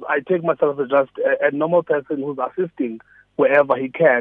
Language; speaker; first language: English; non-native, local second language; Xhosa